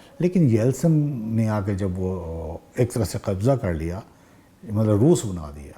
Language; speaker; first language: Urdu; native; Urdu